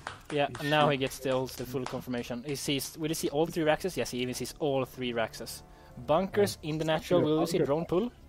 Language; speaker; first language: English; non-native, fluent; Swedish